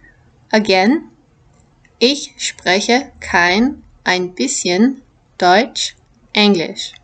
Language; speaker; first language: German; non-native, fluent; English